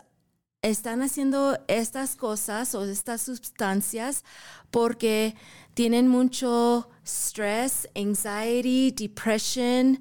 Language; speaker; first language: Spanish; early bilingual, heritage; English